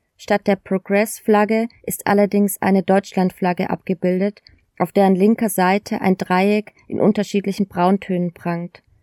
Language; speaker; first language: German; native; German